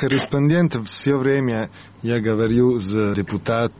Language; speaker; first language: Russian; non-native, learner; Italian